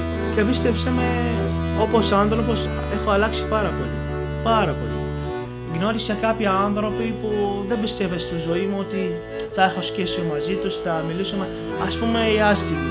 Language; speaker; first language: Greek; non-native, learner; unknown